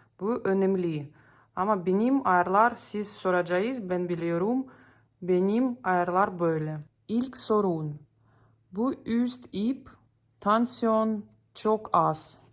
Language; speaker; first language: Turkish; non-native, learner; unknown